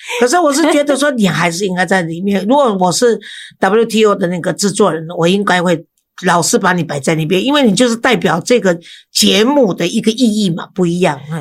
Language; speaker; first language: Chinese; native; Chinese